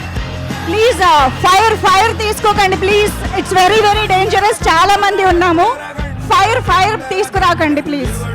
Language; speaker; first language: Telugu; native; Telugu